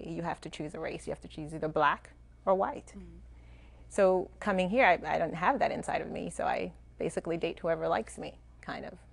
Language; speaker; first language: English; non-native, fluent; Spanish